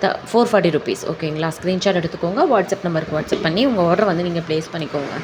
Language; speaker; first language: Tamil; native; Tamil